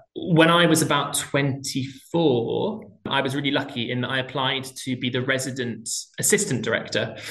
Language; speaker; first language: English; native; English